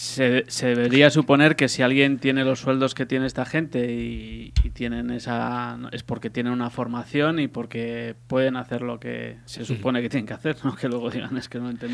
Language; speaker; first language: Spanish; native; Spanish